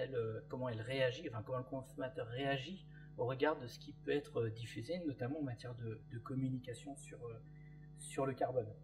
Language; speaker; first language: French; native; French